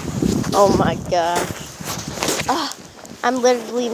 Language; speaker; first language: English; native; English